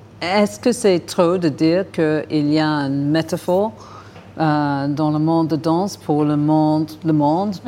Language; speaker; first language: French; non-native, fluent; English